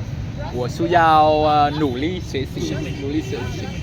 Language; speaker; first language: Chinese; non-native, learner; Vietnamese